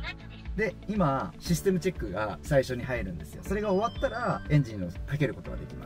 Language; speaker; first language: Japanese; native; Japanese